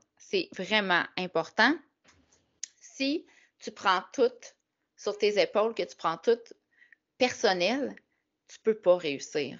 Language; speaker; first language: French; native; French